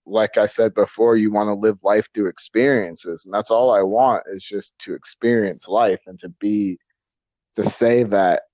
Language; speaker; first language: English; native; English